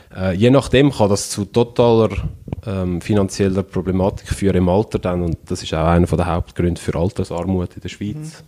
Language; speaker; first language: German; native; German